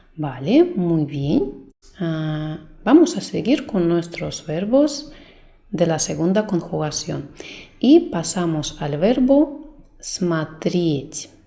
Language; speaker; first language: Spanish; non-native, fluent; Russian